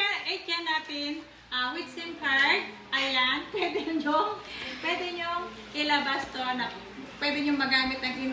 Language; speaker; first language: Filipino; native; Filipino